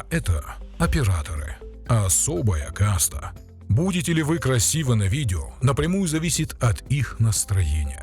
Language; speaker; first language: Russian; native; Russian